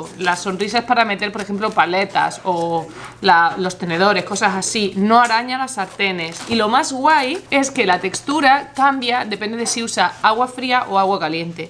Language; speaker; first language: Spanish; native; Spanish